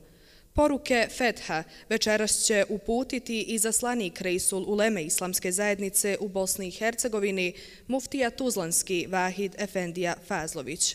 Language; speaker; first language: Bosnian; native; Bosnian